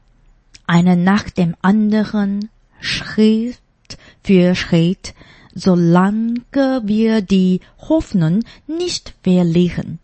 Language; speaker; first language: German; non-native, fluent; Chinese